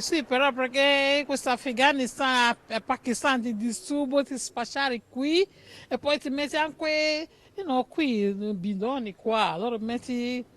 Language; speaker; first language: Italian; non-native, learner; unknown